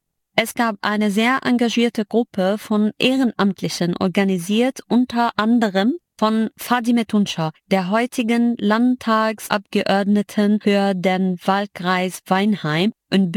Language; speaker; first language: German; non-native, fluent; Arabic